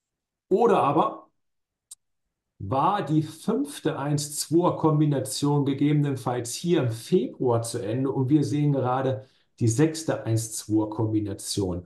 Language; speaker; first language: German; native; German